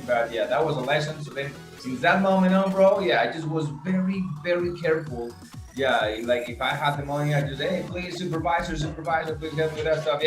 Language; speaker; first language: English; non-native, fluent; Spanish